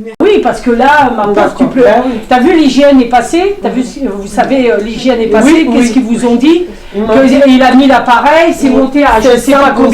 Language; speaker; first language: French; native; French